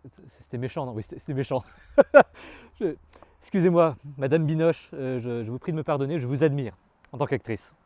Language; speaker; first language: French; native; French